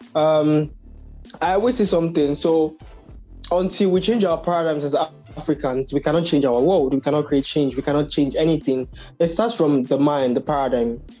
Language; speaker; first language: English; non-native, local second language; Yoruba